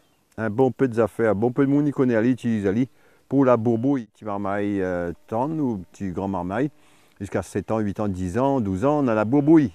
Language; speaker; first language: French; native; French